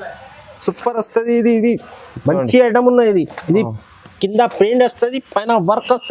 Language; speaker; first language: Telugu; non-native, local second language; Urdu